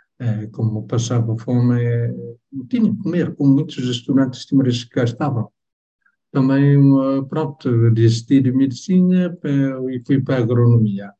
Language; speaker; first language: Portuguese; non-native, local second language; Tetum